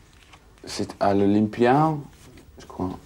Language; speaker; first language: French; non-native, fluent; English